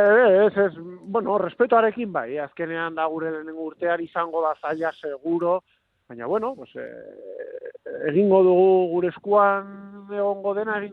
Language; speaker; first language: Basque; non-native, local second language; Spanish